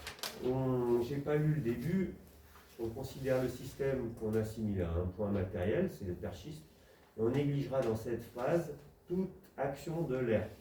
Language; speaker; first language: French; native; French